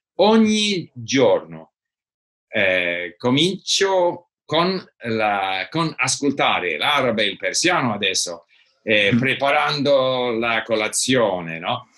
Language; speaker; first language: Italian; non-native, learner; English